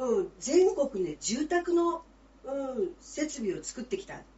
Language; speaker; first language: Japanese; native; Japanese